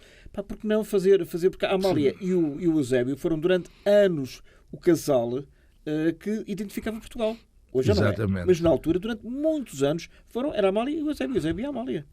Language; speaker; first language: Portuguese; native; Portuguese